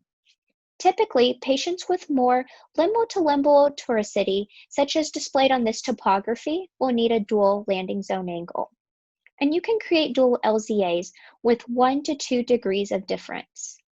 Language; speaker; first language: English; native; English